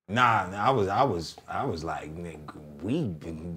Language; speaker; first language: English; native; English